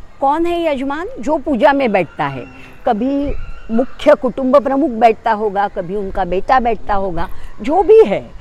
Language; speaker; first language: Hindi; non-native, local second language; Marathi